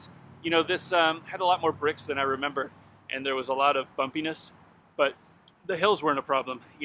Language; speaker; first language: English; native; English